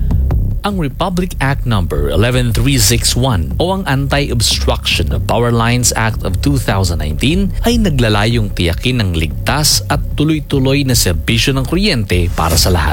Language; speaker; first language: Filipino; non-native, local second language; Cebuano